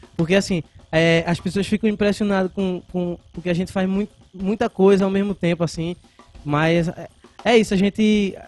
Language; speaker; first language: Portuguese; native; Portuguese